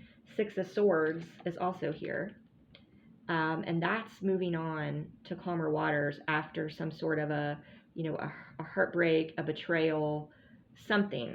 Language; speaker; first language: English; native; English